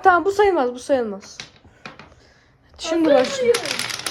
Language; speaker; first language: Turkish; early bilingual, heritage; Turkish